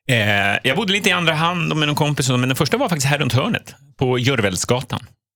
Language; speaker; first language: Swedish; native; Swedish